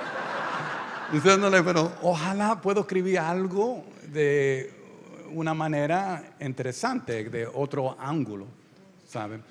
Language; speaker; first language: Spanish; early bilingual, heritage; Spanish